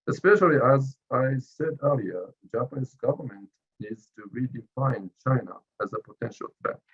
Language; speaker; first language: English; non-native, fluent; Japanese